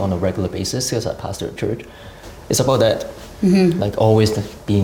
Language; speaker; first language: English; non-native, local second language; Cantonese